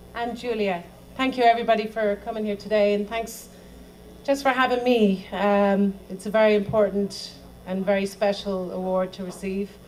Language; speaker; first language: English; native; English